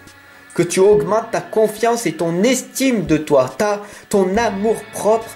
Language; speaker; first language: French; native; French